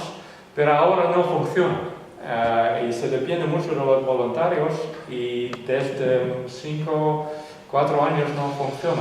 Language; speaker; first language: Spanish; non-native, fluent; Western Frisian